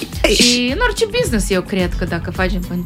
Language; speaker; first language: Romanian; non-native, local second language; Russian